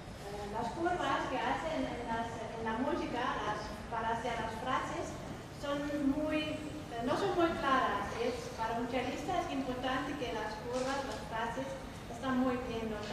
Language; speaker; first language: Spanish; non-native, fluent; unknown